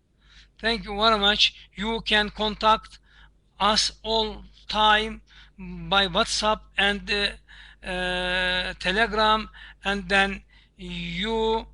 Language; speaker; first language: English; non-native, learner; Turkish